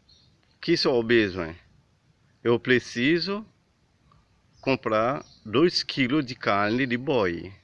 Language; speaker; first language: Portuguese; non-native, learner; Haitian Creole